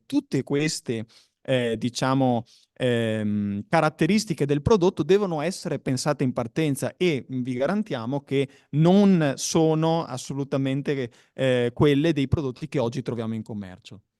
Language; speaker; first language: Italian; native; Italian